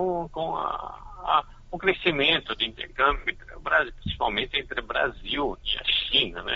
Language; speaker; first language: Portuguese; non-native, fluent; Chinese